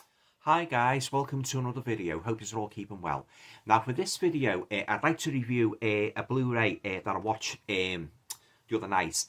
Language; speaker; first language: English; native; English